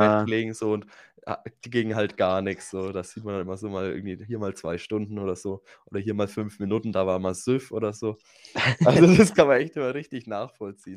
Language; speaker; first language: German; native; German